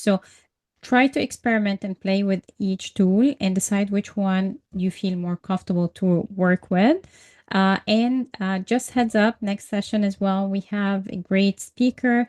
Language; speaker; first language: English; non-native, fluent; Arabic